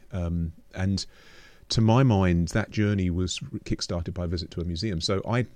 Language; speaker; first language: English; native; English